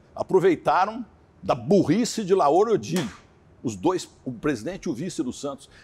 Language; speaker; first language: Portuguese; native; Portuguese